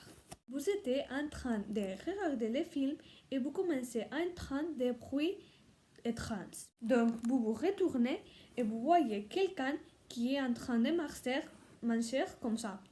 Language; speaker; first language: French; non-native, learner; Spanish